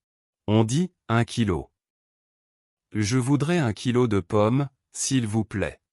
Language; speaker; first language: French; non-native, local second language; Arabic